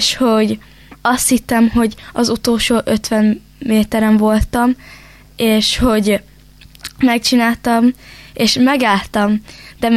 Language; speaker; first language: Hungarian; early bilingual, heritage; Hungarian